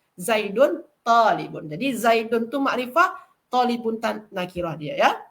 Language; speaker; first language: Malay; native; Malay